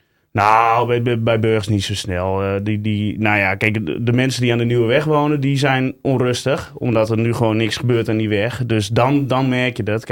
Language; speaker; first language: Dutch; native; Dutch